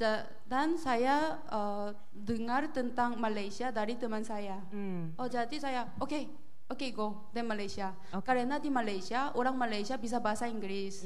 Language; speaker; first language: Indonesian; non-native, learner; Korean